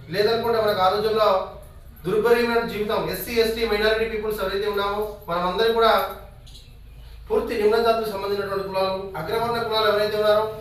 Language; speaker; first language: Telugu; native; Telugu